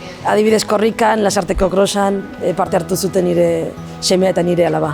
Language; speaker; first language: Basque; non-native, local second language; Arabic